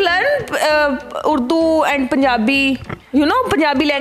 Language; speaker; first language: English; non-native, learner; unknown